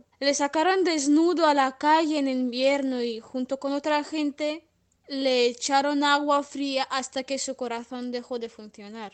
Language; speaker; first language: Spanish; non-native, fluent; Russian